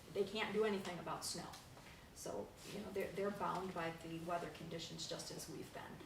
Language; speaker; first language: English; native; English